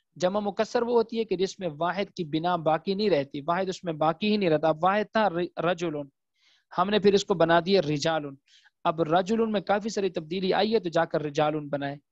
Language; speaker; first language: Urdu; native; Urdu